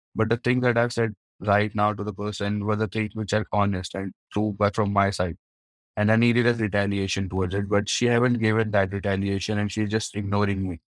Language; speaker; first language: English; non-native, local second language; Hindi